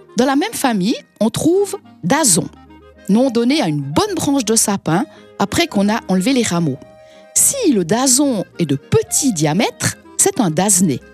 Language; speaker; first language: French; native; French